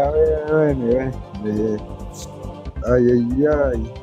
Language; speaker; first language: French; native; French